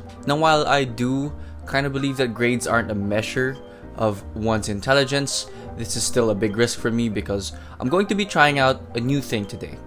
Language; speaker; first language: English; non-native, local second language; Filipino